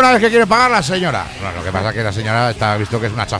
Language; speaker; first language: Spanish; native; Spanish